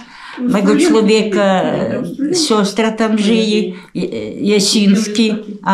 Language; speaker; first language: Polish; early bilingual, heritage; Polish